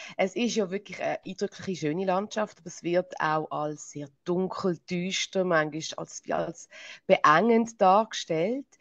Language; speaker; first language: German; native; German